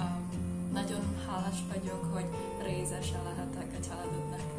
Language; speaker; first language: Hungarian; non-native, learner; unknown